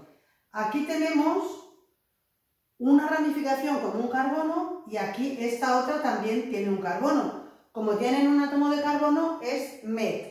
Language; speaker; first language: Spanish; native; Spanish